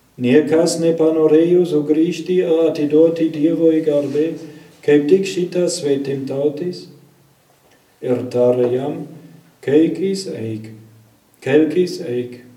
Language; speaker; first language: Lithuanian; non-native, fluent; German